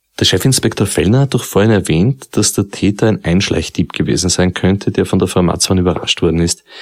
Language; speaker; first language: German; native; German